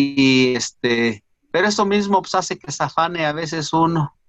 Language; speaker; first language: Spanish; native; Spanish